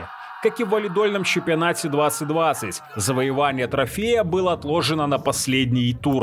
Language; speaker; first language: Russian; native; Russian